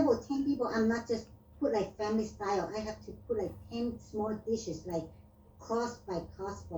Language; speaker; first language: English; non-native, learner; Vietnamese